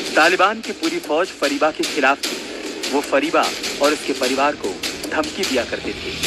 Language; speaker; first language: Hindi; native; Hindi